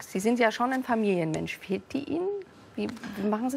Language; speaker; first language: German; native; German